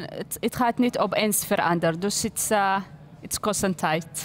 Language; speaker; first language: Dutch; non-native, learner; Arabic